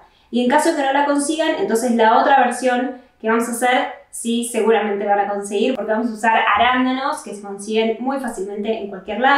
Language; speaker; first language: Spanish; native; Spanish